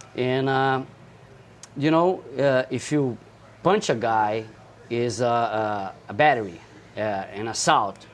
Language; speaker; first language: English; non-native, fluent; Portuguese